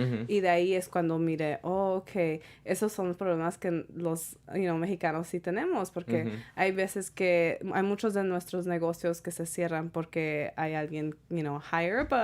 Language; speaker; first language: Spanish; early bilingual, heritage; Spanish